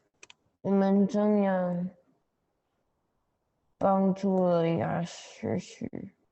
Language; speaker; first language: Chinese; non-native, learner; English